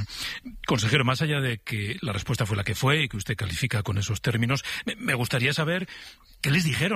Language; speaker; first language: Spanish; native; Spanish